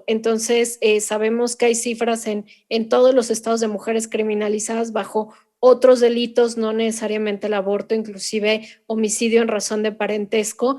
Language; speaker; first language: Spanish; native; Spanish